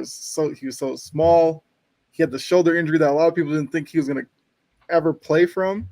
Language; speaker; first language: English; native; English